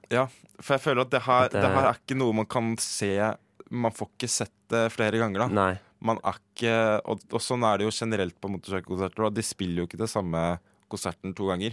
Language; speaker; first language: Norwegian; native; Norwegian